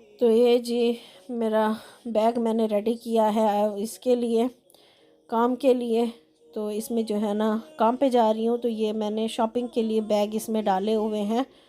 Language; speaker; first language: Urdu; non-native, local second language; Punjabi